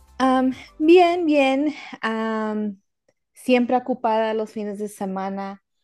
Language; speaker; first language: Spanish; early bilingual, heritage; Spanish